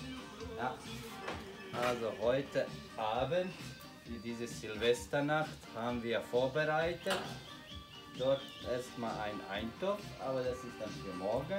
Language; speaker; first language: German; non-native, learner; Bosnian